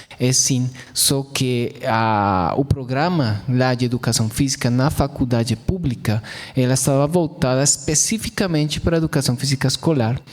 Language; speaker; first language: Portuguese; non-native, fluent; Spanish